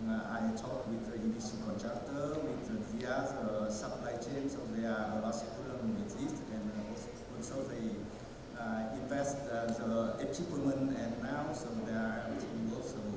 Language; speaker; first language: English; non-native, learner; Vietnamese